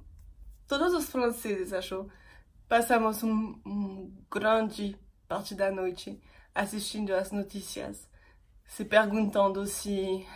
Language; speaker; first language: Portuguese; non-native, fluent; French